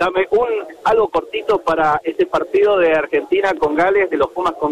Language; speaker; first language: Spanish; native; Spanish